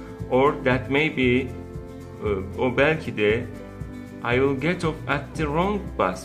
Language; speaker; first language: English; non-native, fluent; Turkish